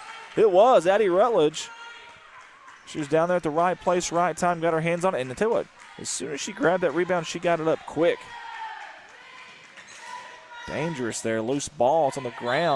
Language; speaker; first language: English; native; English